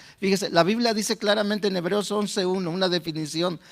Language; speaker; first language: Spanish; native; Spanish